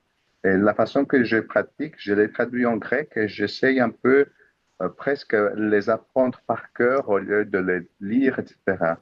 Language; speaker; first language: French; non-native, fluent; Greek